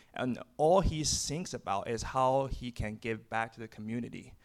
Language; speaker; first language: English; non-native, fluent; Chinese